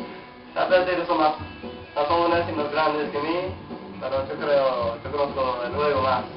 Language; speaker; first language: Spanish; non-native, learner; English